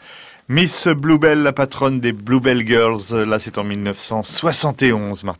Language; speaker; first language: French; native; French